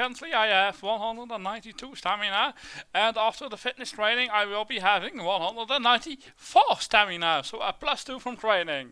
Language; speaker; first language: English; non-native, fluent; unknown